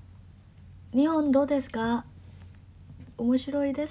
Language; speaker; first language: Japanese; non-native, learner; Korean